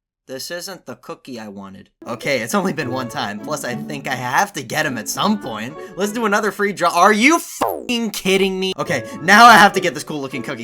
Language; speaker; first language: English; native; English